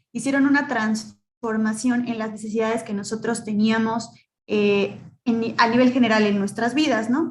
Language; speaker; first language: Spanish; native; Spanish